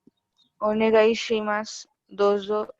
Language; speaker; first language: Japanese; non-native, learner; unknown